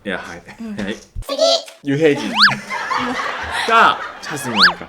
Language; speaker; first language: Korean; native; Korean